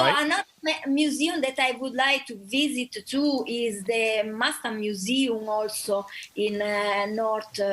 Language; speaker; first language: English; non-native, learner; Italian